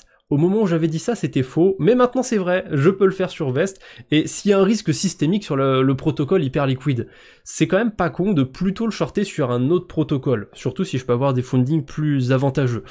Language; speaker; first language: French; native; French